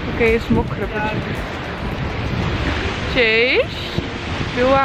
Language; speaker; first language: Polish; early bilingual, heritage; Dutch